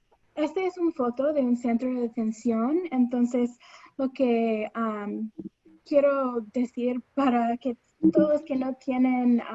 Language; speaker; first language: Spanish; non-native, fluent; English